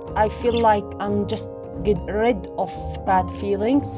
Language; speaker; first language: English; non-native, fluent; Arabic